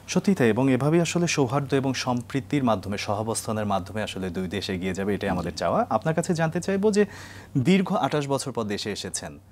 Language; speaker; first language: Bangla; native; Bangla